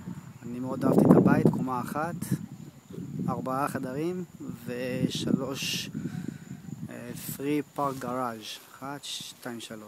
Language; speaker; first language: Hebrew; native; Hebrew